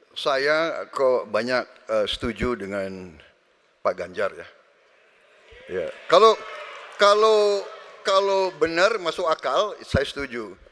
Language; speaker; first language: Indonesian; native; Indonesian